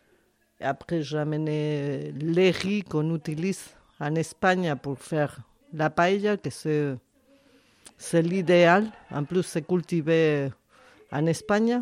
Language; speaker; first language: French; non-native, fluent; Spanish